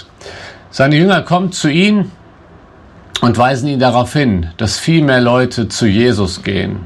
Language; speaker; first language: German; native; German